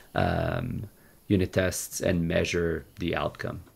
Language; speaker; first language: English; native; English